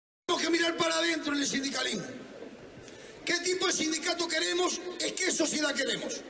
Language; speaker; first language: Spanish; native; Spanish